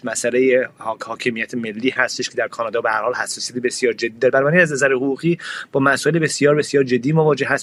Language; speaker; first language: Persian; native; Persian